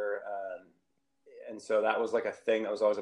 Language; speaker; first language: English; native; English